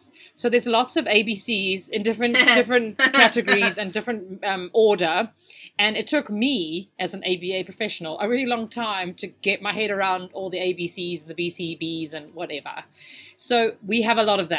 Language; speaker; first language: English; native; English